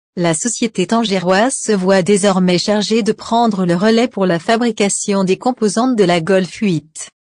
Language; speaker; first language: French; non-native, local second language; Arabic